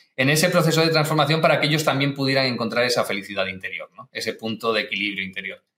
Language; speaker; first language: Spanish; native; Spanish